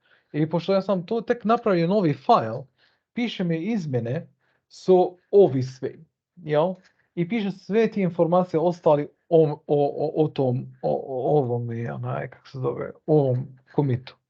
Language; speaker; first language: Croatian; early bilingual, heritage; Bosnian